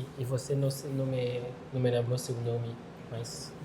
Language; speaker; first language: Portuguese; non-native, learner; French